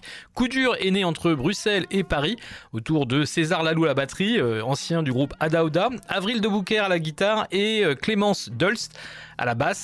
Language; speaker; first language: French; native; French